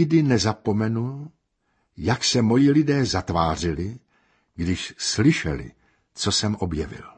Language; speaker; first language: Czech; native; Czech